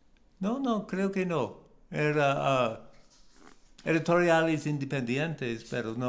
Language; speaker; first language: Spanish; non-native, learner; English